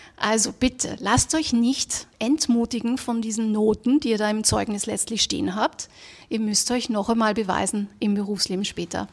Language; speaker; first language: German; early bilingual, other home language; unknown